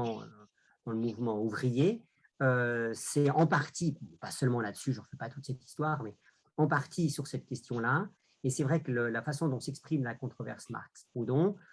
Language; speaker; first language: French; native; French